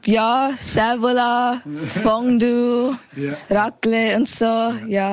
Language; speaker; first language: German; early bilingual, heritage; German